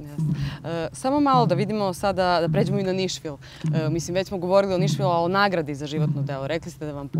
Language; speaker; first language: Serbian; native; Serbian